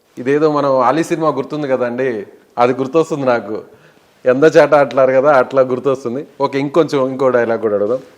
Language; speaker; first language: Telugu; native; Telugu